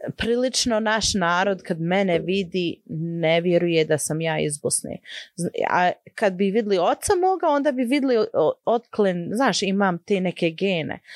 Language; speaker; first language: Croatian; early bilingual, heritage; Bosnian